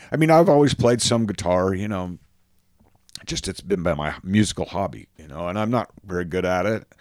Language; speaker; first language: English; native; English